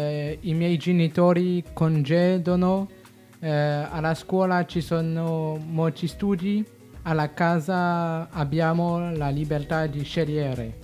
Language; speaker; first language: Italian; non-native, learner; French